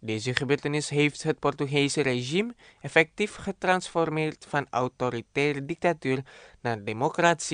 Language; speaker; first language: Dutch; non-native, fluent; Indonesian